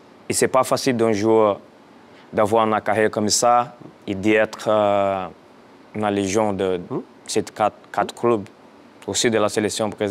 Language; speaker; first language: French; non-native, fluent; Portuguese